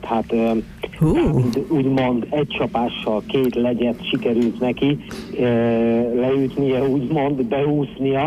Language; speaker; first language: Hungarian; native; Hungarian